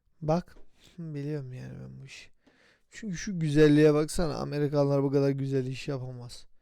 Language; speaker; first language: Turkish; native; Turkish